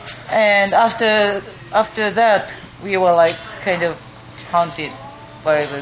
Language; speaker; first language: English; non-native, fluent; Japanese